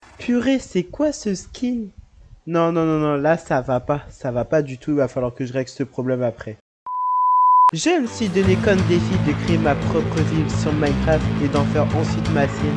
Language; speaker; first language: French; native; French